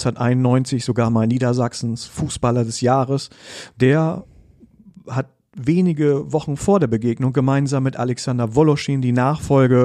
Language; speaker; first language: German; native; German